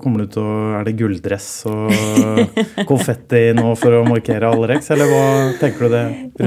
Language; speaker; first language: Norwegian; native; Norwegian